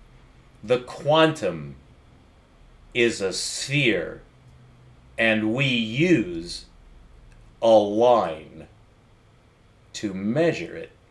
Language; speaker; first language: English; native; English